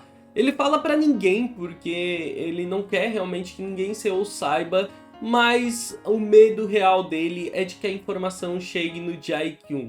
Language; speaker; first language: Portuguese; native; Portuguese